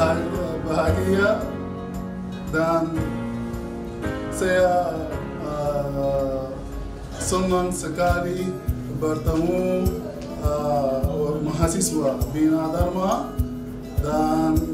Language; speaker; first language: Indonesian; non-native, learner; Arabic